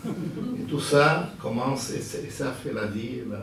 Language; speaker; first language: French; non-native, fluent; Portuguese